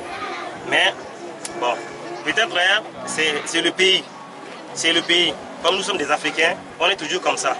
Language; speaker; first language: French; non-native, local second language; Sango